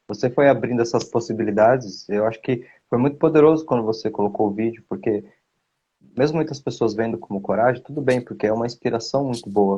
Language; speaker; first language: Portuguese; native; Portuguese